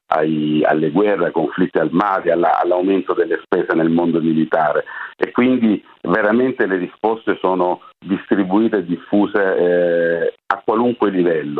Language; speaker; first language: Italian; native; Italian